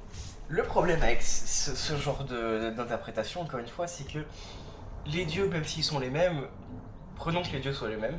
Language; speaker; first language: French; native; French